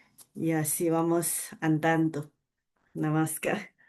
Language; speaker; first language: Portuguese; non-native, learner; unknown